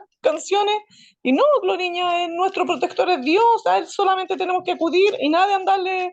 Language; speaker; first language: Spanish; native; Spanish